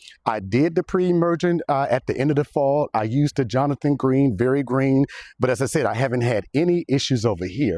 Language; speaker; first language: English; native; English